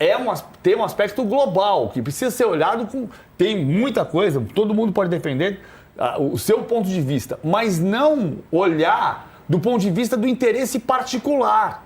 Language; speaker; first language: Portuguese; native; Portuguese